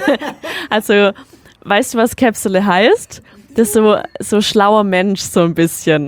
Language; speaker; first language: German; native; German